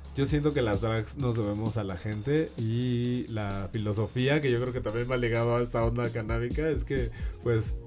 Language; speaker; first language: Spanish; native; Spanish